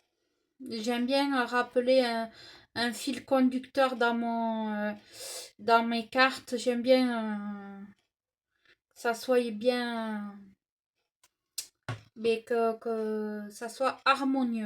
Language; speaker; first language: French; native; French